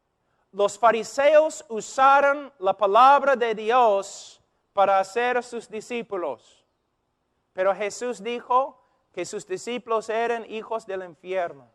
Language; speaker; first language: Spanish; non-native, fluent; English